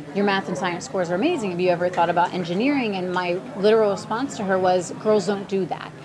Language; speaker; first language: English; early bilingual, other home language; Ukrainian